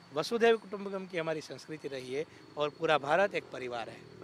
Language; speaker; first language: Hindi; non-native, local second language; Gujarati